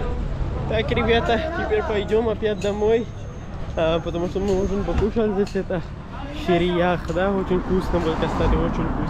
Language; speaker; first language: Russian; non-native, learner; Pashto